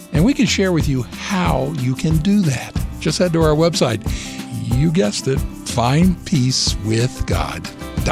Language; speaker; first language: English; native; English